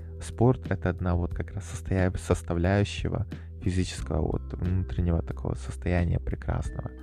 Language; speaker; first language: Russian; native; Russian